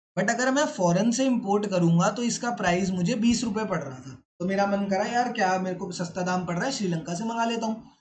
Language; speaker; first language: Hindi; native; Hindi